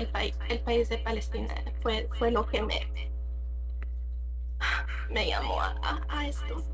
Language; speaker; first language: Spanish; early bilingual, heritage; Spanish